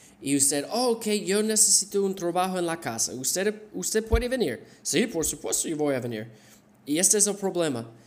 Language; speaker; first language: Spanish; non-native, fluent; English